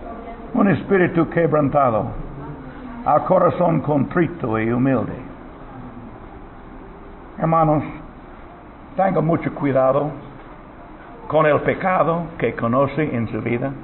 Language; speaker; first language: Spanish; non-native, learner; English